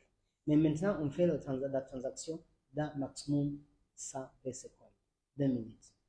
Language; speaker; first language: French; non-native, learner; Arabic